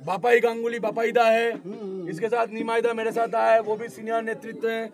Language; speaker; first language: Hindi; non-native, local second language; Bangla